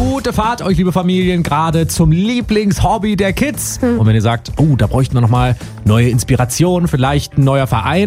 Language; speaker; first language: German; native; German